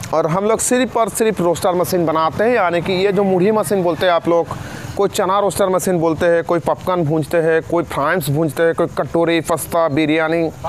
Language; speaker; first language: Hindi; non-native, local second language; Bangla